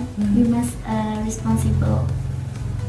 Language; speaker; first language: English; non-native, learner; Indonesian